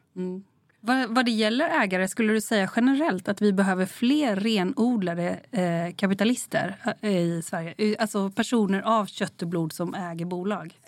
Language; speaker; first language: Swedish; native; Swedish